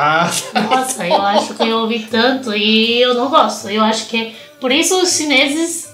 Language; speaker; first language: Portuguese; non-native, fluent; Chinese